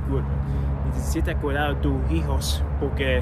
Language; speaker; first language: Spanish; non-native, learner; English